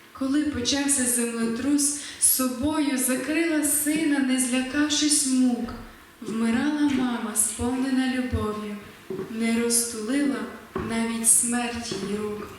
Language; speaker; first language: Ukrainian; native; Ukrainian